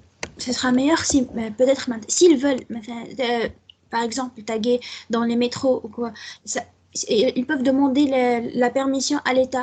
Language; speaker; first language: French; non-native, local second language; Arabic